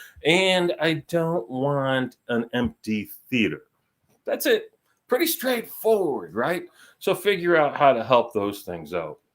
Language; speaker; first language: English; native; English